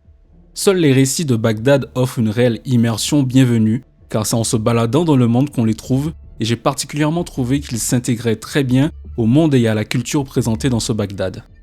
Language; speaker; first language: French; native; French